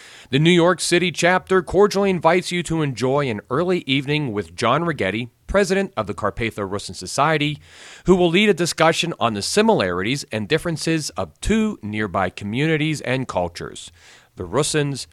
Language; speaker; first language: English; native; English